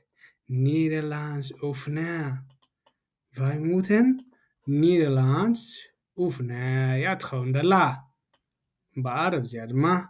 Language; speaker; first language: Dutch; non-native, fluent; Tigrinya